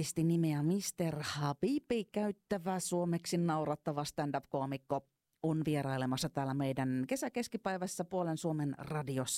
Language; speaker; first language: Finnish; native; Finnish